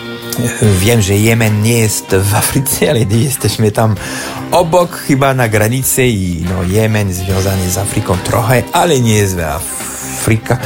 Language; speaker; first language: Polish; non-native, fluent; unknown